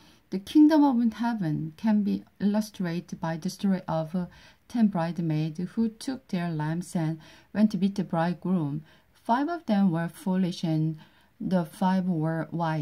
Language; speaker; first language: English; non-native, learner; Korean